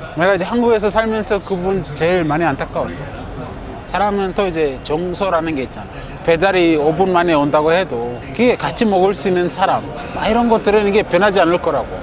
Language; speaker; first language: Korean; non-native, fluent; English